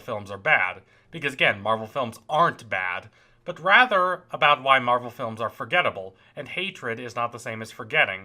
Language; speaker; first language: English; native; English